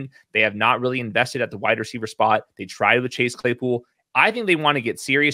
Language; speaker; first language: English; native; English